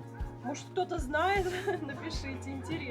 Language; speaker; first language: Russian; native; Russian